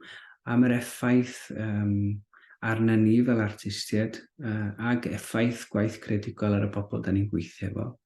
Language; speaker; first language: Welsh; native; Welsh